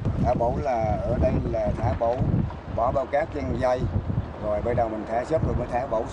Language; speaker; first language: Vietnamese; native; Vietnamese